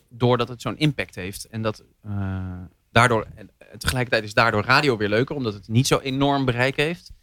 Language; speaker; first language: Dutch; native; Dutch